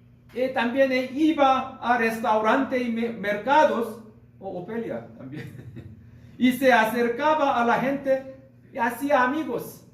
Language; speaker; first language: Spanish; non-native, learner; Korean